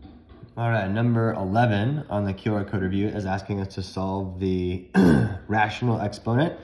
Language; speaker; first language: English; native; English